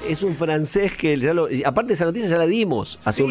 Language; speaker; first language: Spanish; native; Spanish